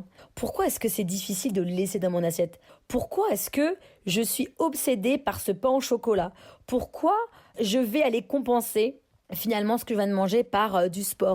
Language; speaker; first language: French; native; French